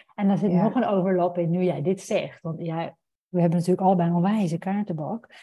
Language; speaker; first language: Dutch; native; Dutch